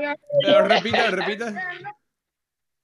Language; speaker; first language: Spanish; native; Spanish